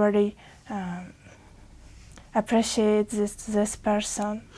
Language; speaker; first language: English; non-native, fluent; Uzbek